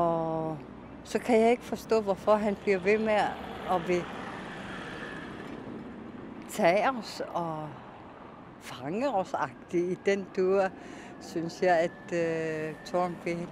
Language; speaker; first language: Danish; non-native, local second language; Kalaallisut